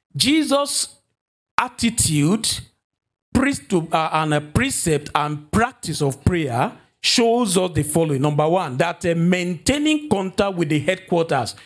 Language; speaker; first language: English; non-native, local second language; Yoruba